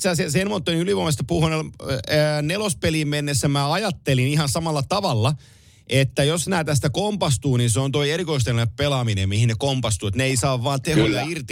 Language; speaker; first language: Finnish; native; Finnish